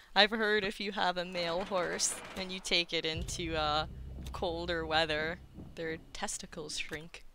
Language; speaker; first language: English; native; English